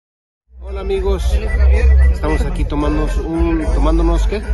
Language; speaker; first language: Spanish; native; Spanish